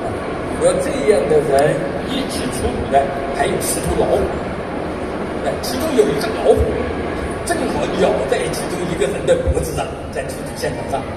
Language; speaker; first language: Chinese; native; Chinese